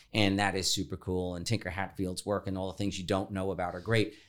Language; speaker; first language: English; native; English